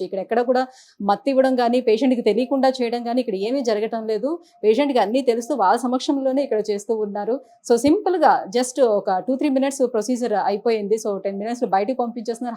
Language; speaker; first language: Telugu; native; Telugu